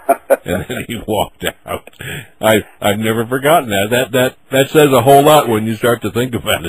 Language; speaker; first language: English; native; English